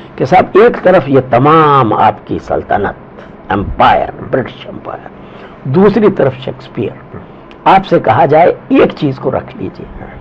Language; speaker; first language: Urdu; non-native, local second language; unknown